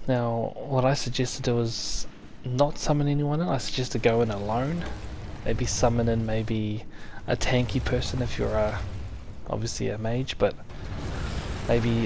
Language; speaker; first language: English; native; English